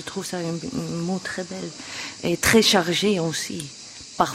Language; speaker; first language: French; non-native, local second language; Dutch